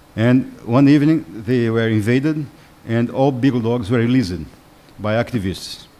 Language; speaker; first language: English; non-native, fluent; Portuguese